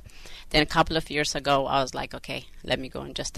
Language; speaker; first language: English; non-native, fluent; Amharic